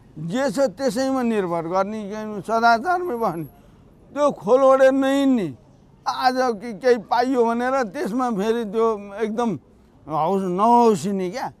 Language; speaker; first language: Nepali; native; Nepali